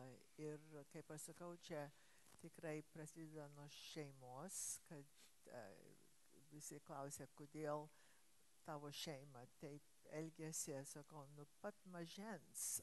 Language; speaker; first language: Lithuanian; early bilingual, heritage; English